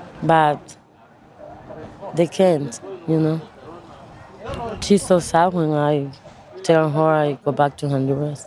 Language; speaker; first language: English; non-native, learner; Spanish